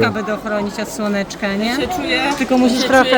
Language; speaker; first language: Polish; native; Polish